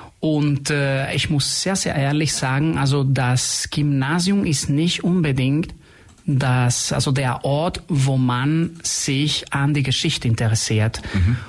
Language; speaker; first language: German; non-native, fluent; Spanish